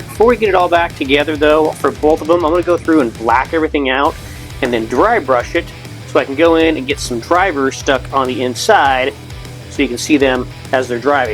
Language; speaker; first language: English; native; English